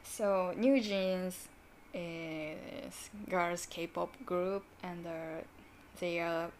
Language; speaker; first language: English; non-native, learner; Japanese